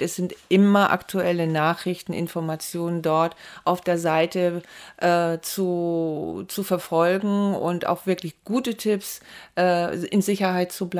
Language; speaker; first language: German; native; German